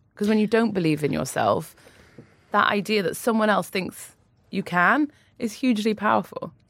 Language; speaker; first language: English; native; English